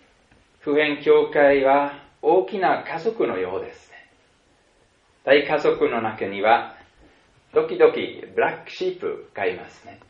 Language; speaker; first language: Japanese; non-native, fluent; German